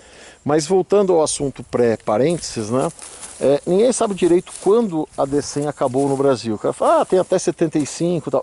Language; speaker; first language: Portuguese; native; Portuguese